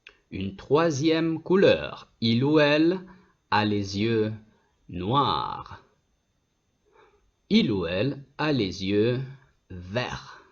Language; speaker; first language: French; non-native, fluent; Spanish